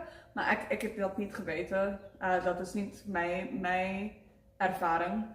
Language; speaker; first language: Dutch; non-native, learner; Afrikaans